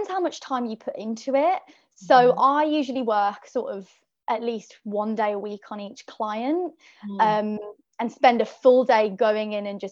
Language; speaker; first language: English; native; English